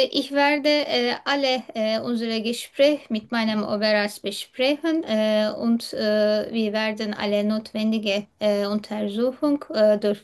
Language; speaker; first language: German; non-native, learner; Turkish